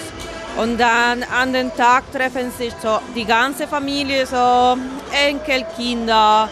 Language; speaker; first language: German; non-native, fluent; Spanish